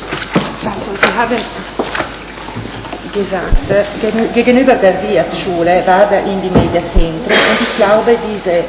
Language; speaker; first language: German; non-native, fluent; Italian